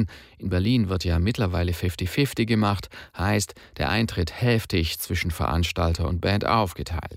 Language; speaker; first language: German; native; German